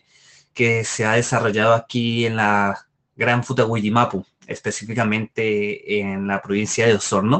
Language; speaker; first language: Spanish; native; Spanish